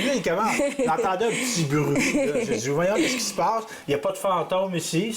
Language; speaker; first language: French; native; French